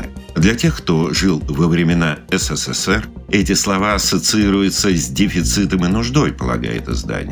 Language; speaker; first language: Russian; native; Russian